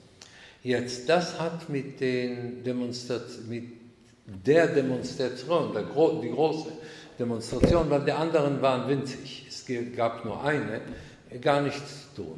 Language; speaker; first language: German; non-native, fluent; Hebrew